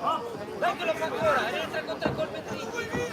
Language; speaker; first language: Italian; native; Italian